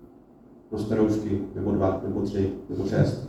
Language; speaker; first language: Czech; non-native, fluent; English